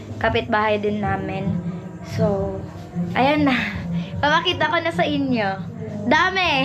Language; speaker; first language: Filipino; non-native, local second language; Bikol